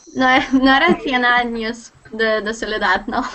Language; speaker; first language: Spanish; non-native, learner; Lithuanian